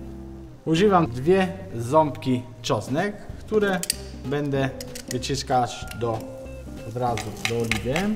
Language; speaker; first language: Polish; non-native, learner; Italian